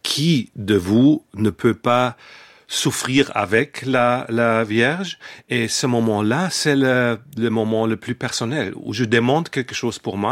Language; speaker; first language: French; non-native, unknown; German